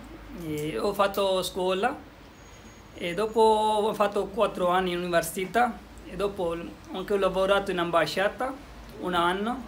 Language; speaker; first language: Italian; non-native, learner; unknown